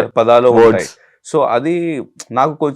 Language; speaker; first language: Telugu; non-native, learner; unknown